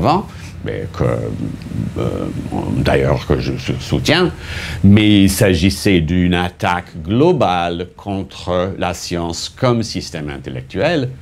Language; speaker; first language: French; non-native, fluent; English